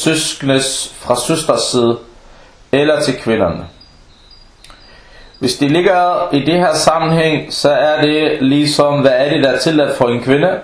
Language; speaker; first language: Danish; non-native, fluent; Arabic